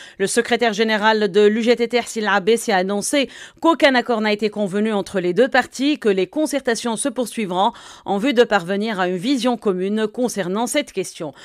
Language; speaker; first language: French; non-native, local second language; Arabic